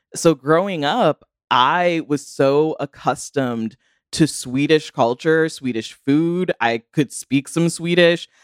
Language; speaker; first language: English; native; English